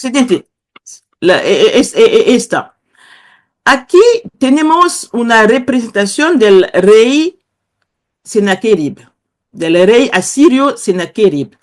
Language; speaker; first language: Spanish; non-native, fluent; Kongo